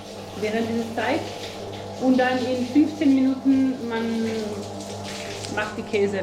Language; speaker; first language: German; non-native, learner; French